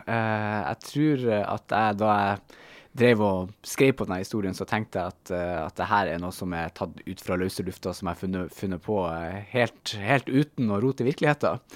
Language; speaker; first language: Norwegian; native; Norwegian